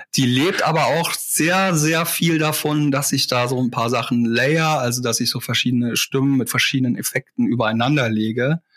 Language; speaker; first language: German; native; German